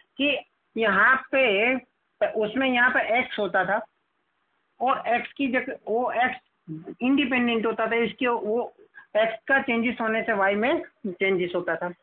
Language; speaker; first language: Hindi; non-native, local second language; Gujarati